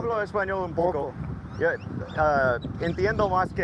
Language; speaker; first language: Spanish; non-native, learner; English